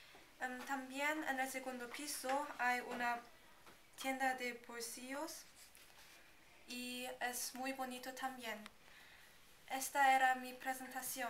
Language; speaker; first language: Spanish; non-native, learner; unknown